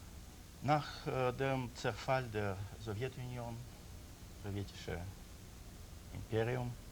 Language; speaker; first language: German; non-native, learner; Russian